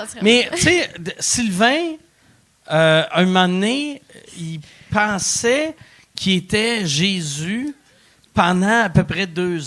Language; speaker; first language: French; native; French